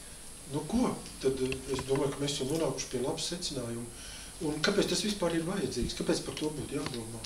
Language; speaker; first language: Latvian; native; Latvian